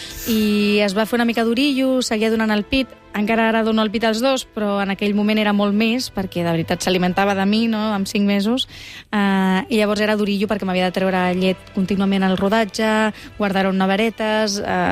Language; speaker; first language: Catalan; non-native, local second language; Spanish